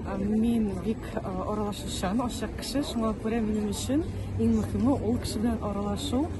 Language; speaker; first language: Tatar; native; Tatar